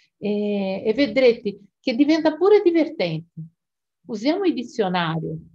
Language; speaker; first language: Italian; non-native, fluent; Portuguese